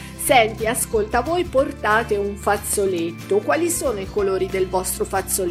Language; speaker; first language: Italian; native; Italian